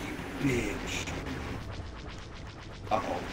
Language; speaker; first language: English; native; English